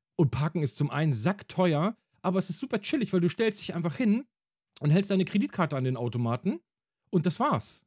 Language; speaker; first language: German; native; German